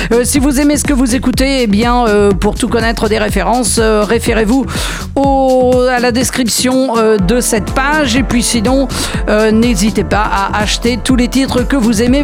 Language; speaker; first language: French; native; French